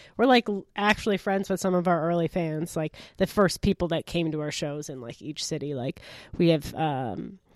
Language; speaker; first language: English; native; English